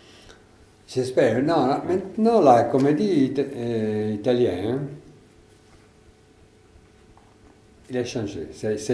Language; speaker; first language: French; non-native, learner; Italian